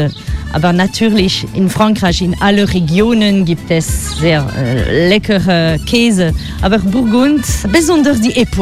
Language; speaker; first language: German; non-native, fluent; French